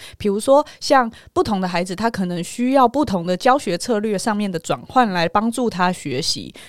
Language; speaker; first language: Chinese; native; Chinese